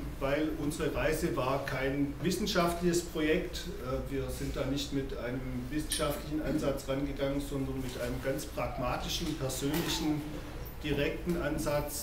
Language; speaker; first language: German; native; German